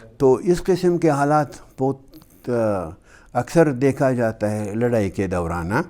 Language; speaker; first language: Urdu; non-native, local second language; Hazaragi